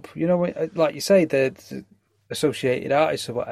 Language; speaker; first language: English; native; English